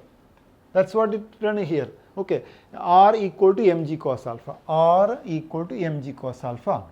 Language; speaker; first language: English; non-native, local second language; Malayalam